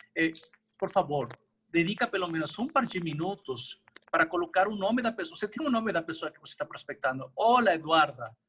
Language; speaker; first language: Portuguese; non-native, fluent; Spanish